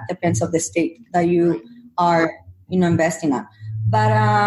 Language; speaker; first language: English; non-native, fluent; Spanish